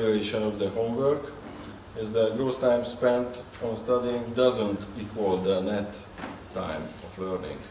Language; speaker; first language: English; non-native, learner; Hungarian